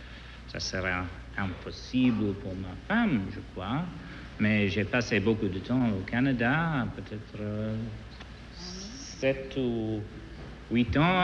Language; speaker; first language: French; non-native, learner; English